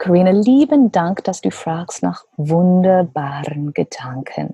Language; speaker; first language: German; non-native, learner; English